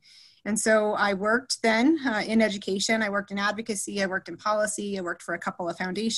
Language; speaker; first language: English; native; English